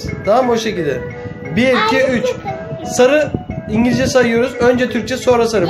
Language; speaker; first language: Turkish; native; Turkish